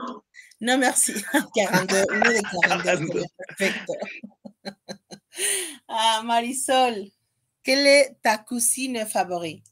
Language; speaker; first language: Spanish; native; Spanish